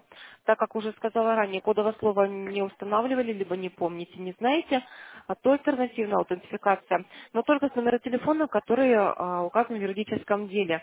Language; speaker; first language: Russian; native; Russian